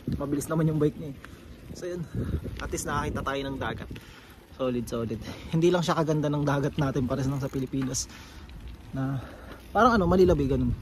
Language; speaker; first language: Filipino; native; Filipino